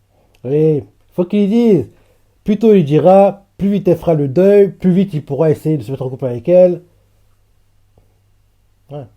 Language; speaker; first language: French; native; French